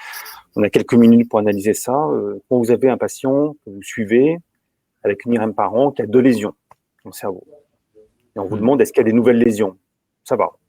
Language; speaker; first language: French; native; French